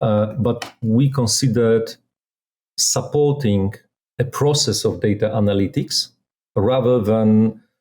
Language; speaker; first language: English; non-native, fluent; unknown